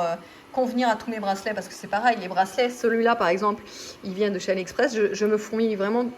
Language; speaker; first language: French; native; French